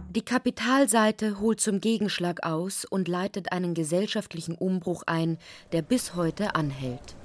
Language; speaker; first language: German; native; German